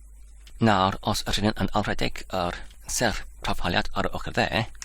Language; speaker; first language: Welsh; non-native, learner; English